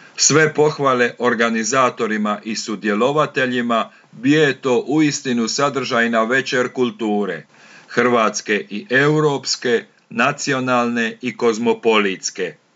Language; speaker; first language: Croatian; native; Croatian